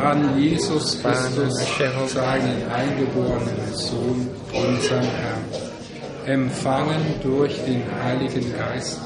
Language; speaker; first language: German; native; German